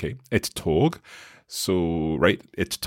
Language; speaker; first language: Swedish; non-native, learner; English